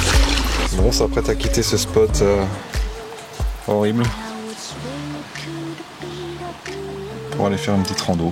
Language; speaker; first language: French; native; French